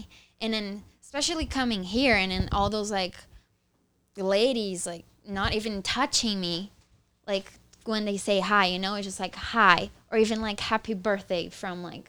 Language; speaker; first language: English; non-native, fluent; Portuguese